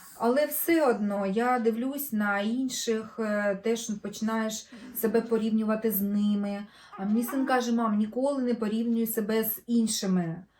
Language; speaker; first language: Ukrainian; non-native, local second language; Russian